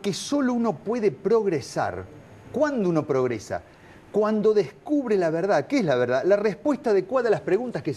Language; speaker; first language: Spanish; native; Spanish